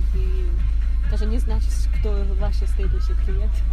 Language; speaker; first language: Russian; non-native, learner; Chinese